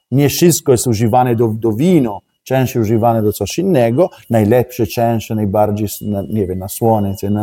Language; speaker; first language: Polish; non-native, learner; Italian